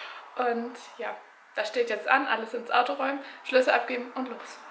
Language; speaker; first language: German; native; German